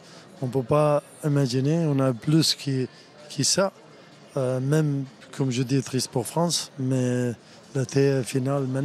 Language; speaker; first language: French; non-native, learner; Arabic